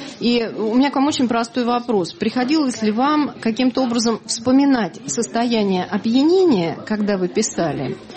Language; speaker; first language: Russian; native; Russian